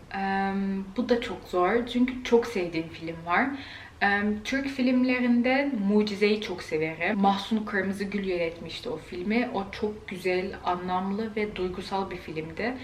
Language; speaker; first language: Turkish; early bilingual, heritage; Turkish